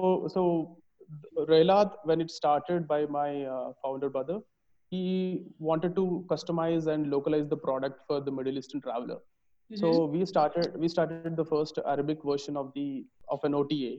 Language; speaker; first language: English; non-native, local second language; Telugu